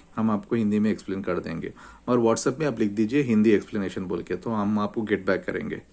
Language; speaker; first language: Hindi; non-native, local second language; Telugu